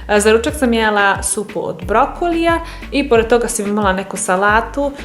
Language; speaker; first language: Serbian; native; Serbian